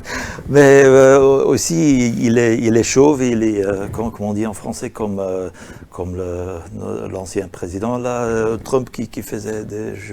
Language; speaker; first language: French; non-native, local second language; Dutch